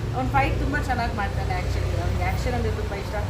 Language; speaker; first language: Kannada; native; Kannada